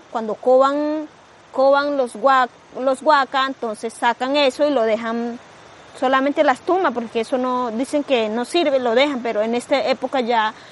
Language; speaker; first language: Spanish; non-native, local second language; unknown